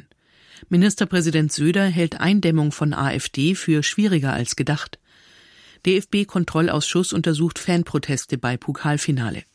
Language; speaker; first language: German; native; German